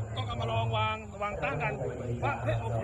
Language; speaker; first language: Thai; native; Thai